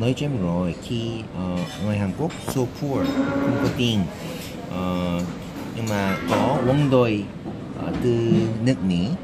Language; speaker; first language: Vietnamese; non-native, learner; Korean